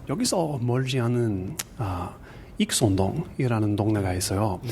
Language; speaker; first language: Korean; non-native, learner; English